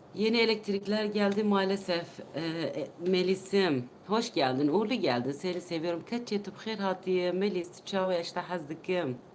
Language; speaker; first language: Turkish; non-native, local second language; Kurdish